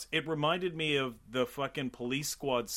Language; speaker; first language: English; native; English